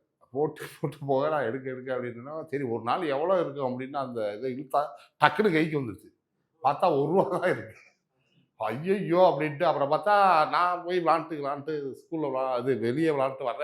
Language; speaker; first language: Tamil; native; Tamil